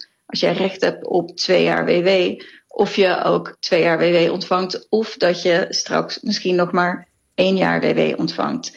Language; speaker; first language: Dutch; native; Dutch